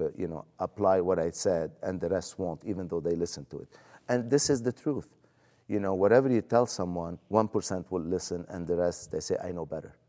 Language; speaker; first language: English; non-native, fluent; Arabic